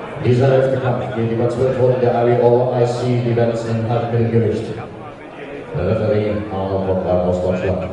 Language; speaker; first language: German; native; German